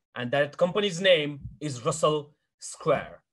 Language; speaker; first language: English; non-native, local second language; Hindi